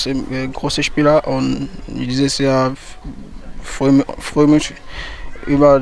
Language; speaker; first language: German; non-native, learner; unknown